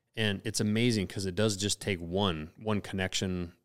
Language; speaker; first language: English; native; English